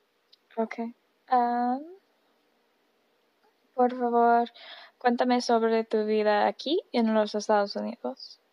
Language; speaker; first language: Spanish; early bilingual, heritage; Spanish